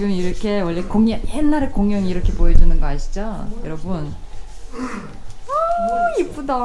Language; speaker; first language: Korean; non-native, fluent; Uzbek